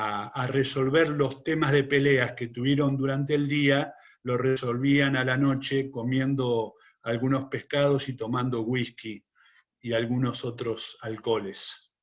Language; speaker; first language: Spanish; native; Spanish